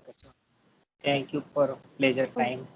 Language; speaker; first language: English; non-native, learner; Hindi